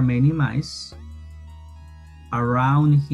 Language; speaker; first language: English; non-native, fluent; Spanish